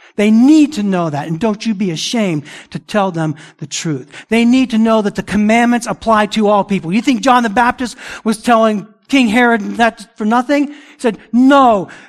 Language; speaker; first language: English; early bilingual, other home language; Italian